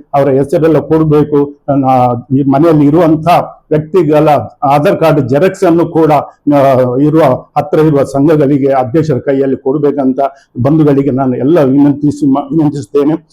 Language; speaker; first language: Kannada; non-native, local second language; Tulu